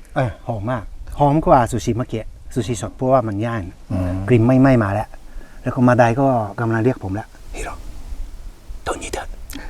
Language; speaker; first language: Thai; native; Thai